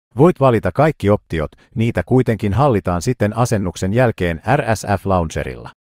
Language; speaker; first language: Finnish; native; Finnish